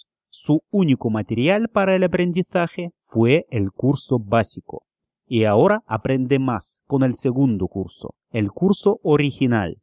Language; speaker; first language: Spanish; non-native, fluent; Russian